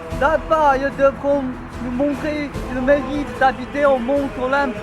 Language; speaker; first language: French; non-native, learner; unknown